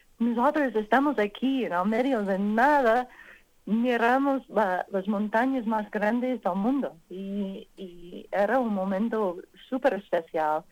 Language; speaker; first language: Spanish; non-native, learner; English